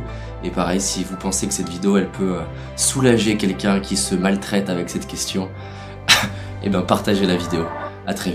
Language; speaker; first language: French; native; French